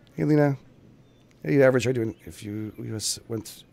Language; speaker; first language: English; native; English